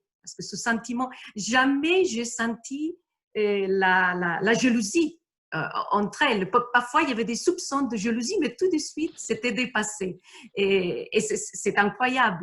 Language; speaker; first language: French; non-native, fluent; Italian